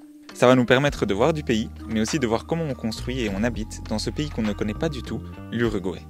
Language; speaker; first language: French; native; French